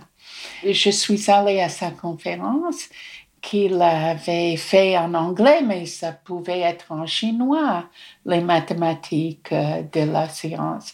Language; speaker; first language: French; non-native, fluent; English